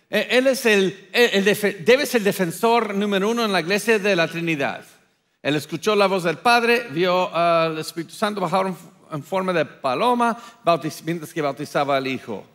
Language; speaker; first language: Spanish; non-native, fluent; English